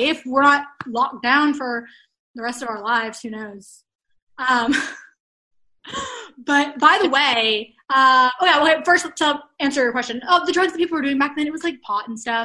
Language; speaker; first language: English; native; English